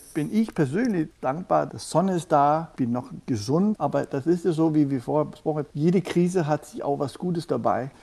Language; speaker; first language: German; non-native, fluent; Danish